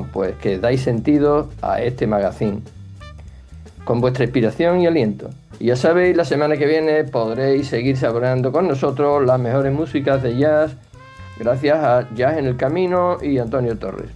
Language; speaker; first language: Spanish; native; Spanish